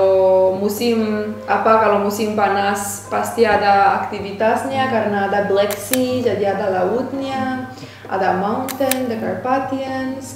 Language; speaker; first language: Indonesian; non-native, fluent; Romanian